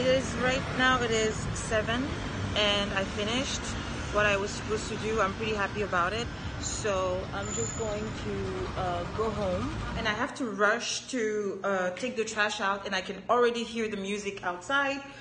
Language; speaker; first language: English; non-native, fluent; French